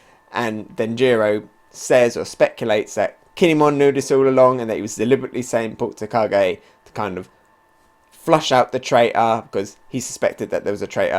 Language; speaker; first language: English; native; English